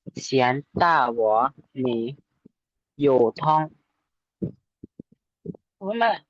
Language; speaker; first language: Chinese; non-native, learner; Lao